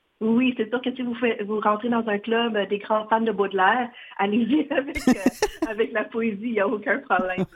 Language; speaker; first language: French; non-native, fluent; Vietnamese